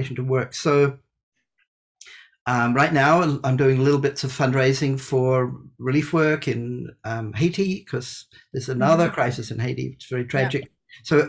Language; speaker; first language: English; native; English